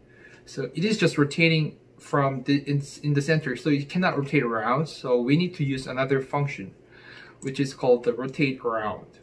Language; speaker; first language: English; non-native, fluent; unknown